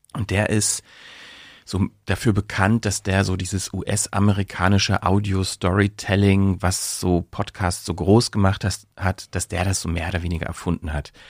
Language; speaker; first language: German; native; German